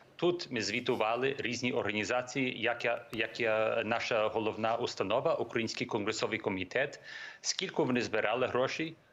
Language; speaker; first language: Ukrainian; early bilingual, heritage; Ukrainian